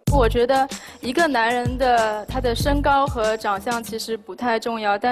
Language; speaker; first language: Chinese; native; Chinese